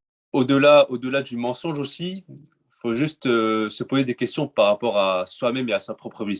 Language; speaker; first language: French; native; French